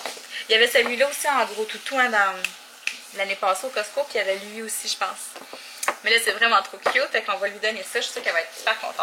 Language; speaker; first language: French; native; French